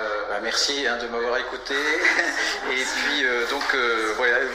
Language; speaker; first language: French; native; French